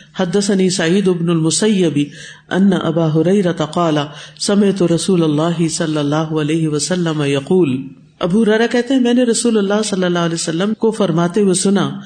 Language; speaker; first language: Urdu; non-native, local second language; Punjabi